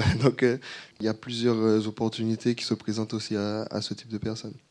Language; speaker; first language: French; native; French